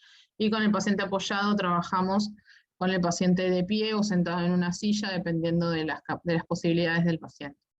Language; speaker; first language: Spanish; native; Spanish